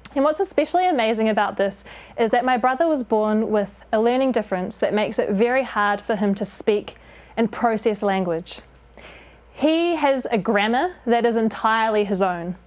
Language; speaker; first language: English; native; English